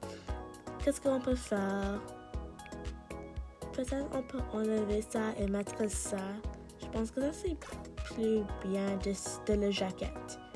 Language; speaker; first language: French; non-native, learner; English